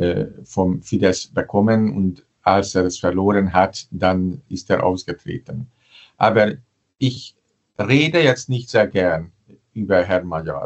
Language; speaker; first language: German; non-native, fluent; Hungarian